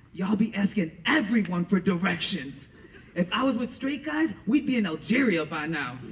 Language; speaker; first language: English; native; English